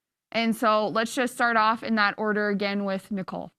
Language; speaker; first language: English; native; English